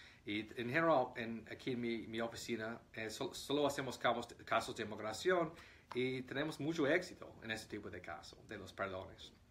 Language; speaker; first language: Spanish; non-native, fluent; English